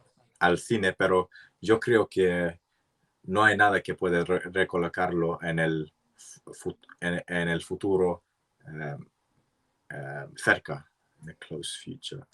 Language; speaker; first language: Spanish; non-native, learner; English